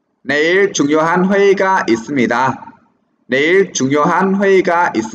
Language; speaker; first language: Korean; non-native, fluent; Vietnamese